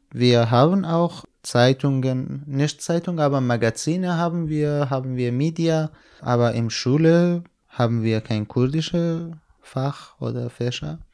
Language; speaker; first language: German; non-native, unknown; Central Kurdish